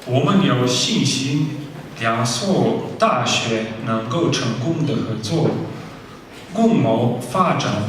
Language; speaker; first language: Chinese; non-native, fluent; Slovenian